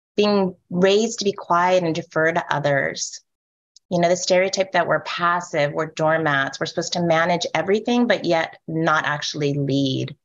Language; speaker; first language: English; native; English